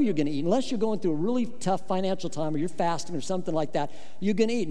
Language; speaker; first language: English; native; English